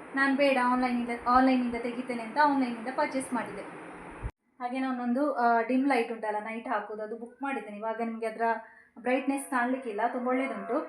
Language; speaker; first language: Kannada; native; Kannada